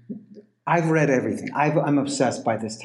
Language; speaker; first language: English; native; English